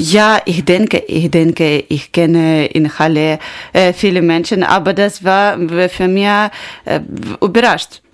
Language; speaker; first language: German; non-native, learner; Ukrainian